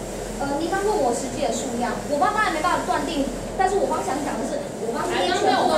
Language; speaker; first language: Chinese; native; Chinese